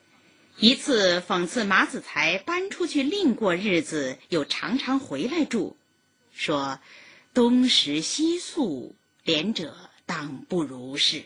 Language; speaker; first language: Chinese; native; Chinese